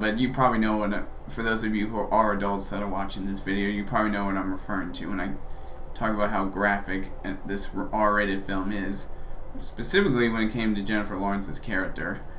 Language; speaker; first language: English; native; English